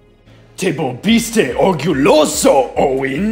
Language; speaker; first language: Spanish; non-native, learner; English